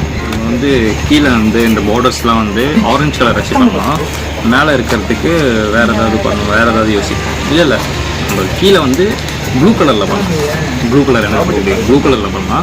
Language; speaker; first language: Tamil; native; Tamil